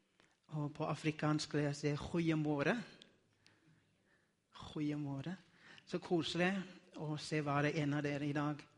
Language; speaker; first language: Norwegian; non-native, learner; Afrikaans